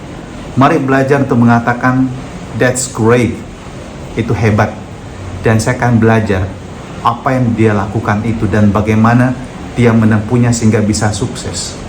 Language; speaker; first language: Indonesian; native; Indonesian